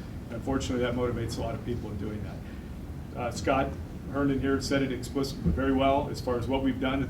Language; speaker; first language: English; native; English